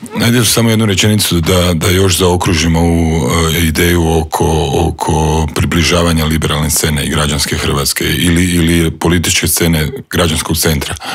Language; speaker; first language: Croatian; native; Croatian